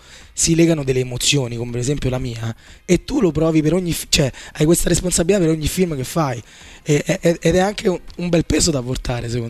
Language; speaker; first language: Italian; native; Italian